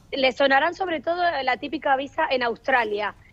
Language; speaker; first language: Spanish; native; Spanish